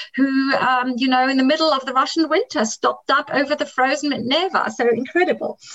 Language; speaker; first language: English; non-native, local second language; German